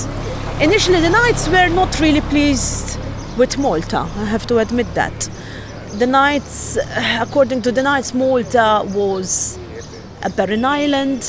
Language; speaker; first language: English; non-native, fluent; Maltese